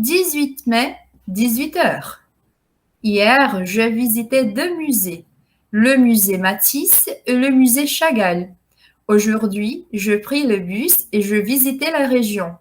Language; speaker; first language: French; non-native, fluent; Portuguese